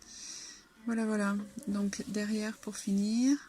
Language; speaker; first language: French; native; French